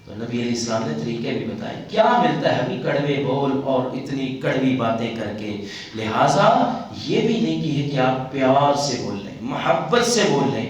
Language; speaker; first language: Urdu; non-native, local second language; Punjabi